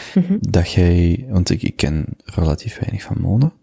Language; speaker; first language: Dutch; native; Dutch